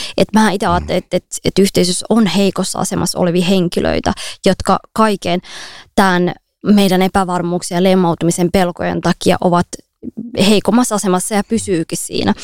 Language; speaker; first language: Finnish; early bilingual, other home language; Somali